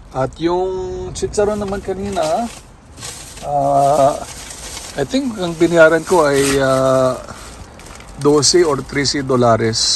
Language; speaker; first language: Filipino; non-native, local second language; Cebuano